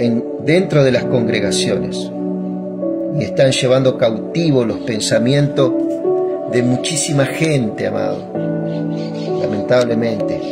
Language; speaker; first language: Spanish; native; Spanish